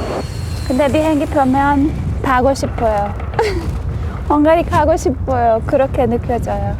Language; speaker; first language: Korean; non-native, learner; Hungarian